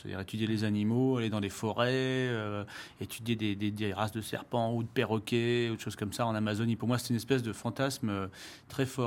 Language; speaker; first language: French; native; French